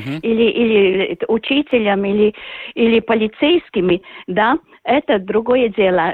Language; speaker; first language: Russian; non-native, local second language; Latvian